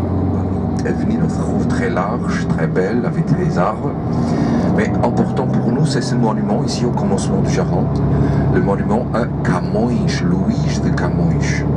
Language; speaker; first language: French; non-native, fluent; Portuguese